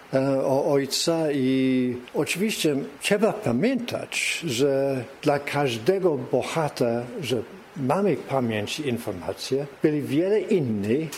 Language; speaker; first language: Polish; early bilingual, heritage; English